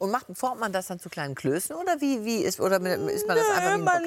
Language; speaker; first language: German; native; German